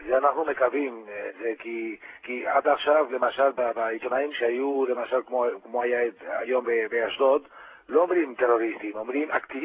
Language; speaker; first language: Hebrew; non-native, fluent; Spanish